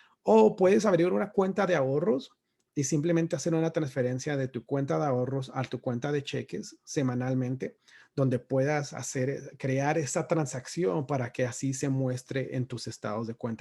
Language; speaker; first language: Spanish; native; Spanish